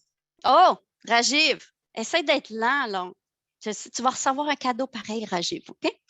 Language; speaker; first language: French; native; French